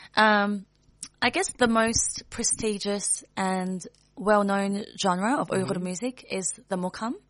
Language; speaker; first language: English; native; English